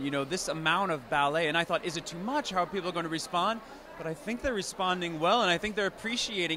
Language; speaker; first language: English; native; English